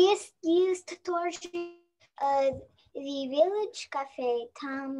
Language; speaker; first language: Russian; early bilingual, heritage; Russian